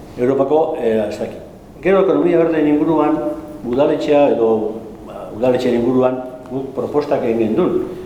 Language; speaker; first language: Basque; non-native, local second language; Spanish